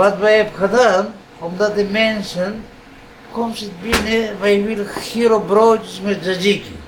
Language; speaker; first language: Dutch; non-native, learner; Greek